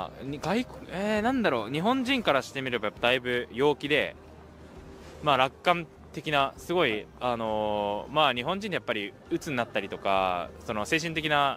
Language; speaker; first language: Japanese; native; Japanese